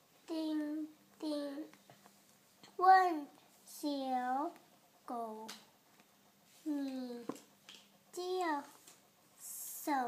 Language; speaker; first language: Chinese; non-native, learner; Thai